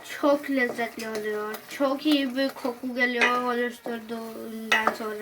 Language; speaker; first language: Turkish; non-native, learner; Hindi